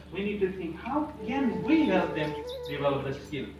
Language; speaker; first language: English; non-native, local second language; Nepali